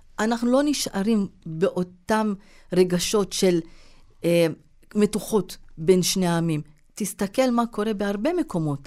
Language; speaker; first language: Hebrew; non-native, local second language; Arabic